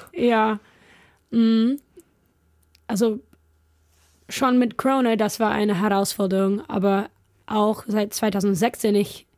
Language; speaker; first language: German; non-native, fluent; English